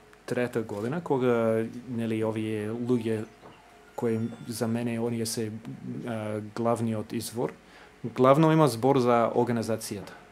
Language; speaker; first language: Macedonian; non-native, fluent; English